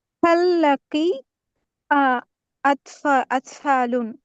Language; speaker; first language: Arabic; non-native, learner; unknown